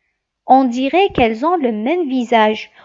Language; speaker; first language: French; non-native, local second language; Arabic